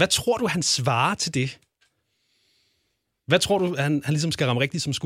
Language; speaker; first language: Danish; native; Danish